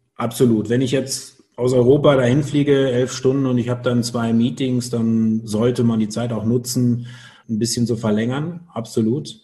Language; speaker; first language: German; native; German